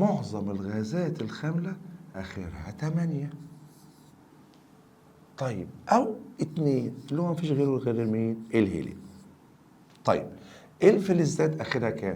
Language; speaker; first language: Arabic; native; Arabic